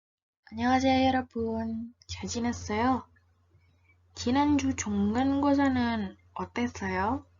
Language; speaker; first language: Korean; non-native, fluent; Indonesian